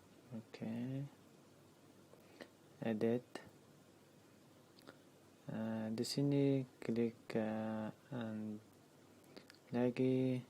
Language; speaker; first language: Indonesian; non-native, learner; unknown